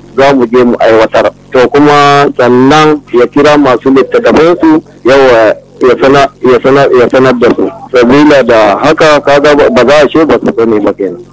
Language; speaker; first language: Hausa; non-native, local second language; Fula